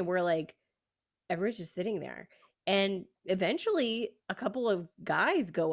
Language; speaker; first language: English; native; English